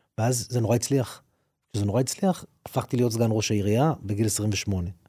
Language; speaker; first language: Hebrew; native; Hebrew